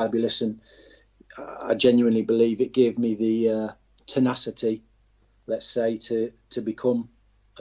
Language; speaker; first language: English; native; English